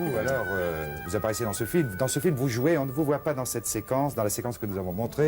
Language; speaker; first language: French; native; French